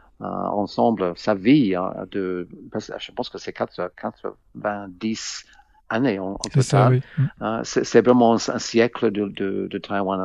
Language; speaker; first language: French; non-native, fluent; English